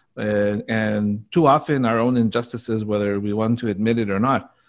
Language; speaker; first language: English; native; English